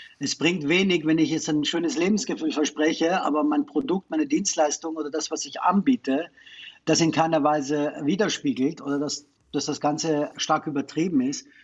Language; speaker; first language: German; non-native, fluent; Persian